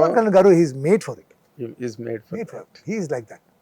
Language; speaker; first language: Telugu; non-native, local second language; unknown